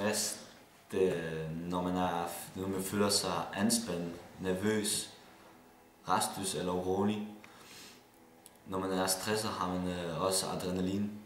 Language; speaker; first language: Danish; early bilingual, other home language; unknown